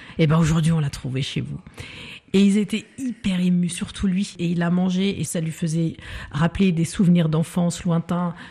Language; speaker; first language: French; early bilingual, other home language; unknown